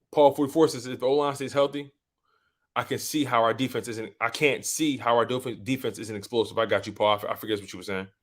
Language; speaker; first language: English; native; English